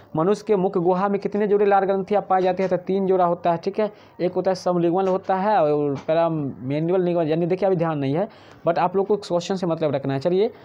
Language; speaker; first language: Hindi; native; Hindi